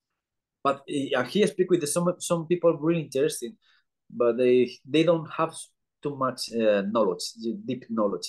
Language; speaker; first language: English; non-native, learner; Spanish